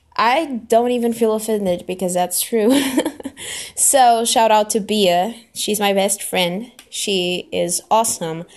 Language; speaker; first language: English; non-native, fluent; Portuguese